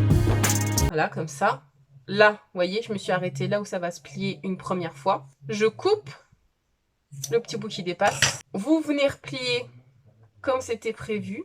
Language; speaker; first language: French; native; French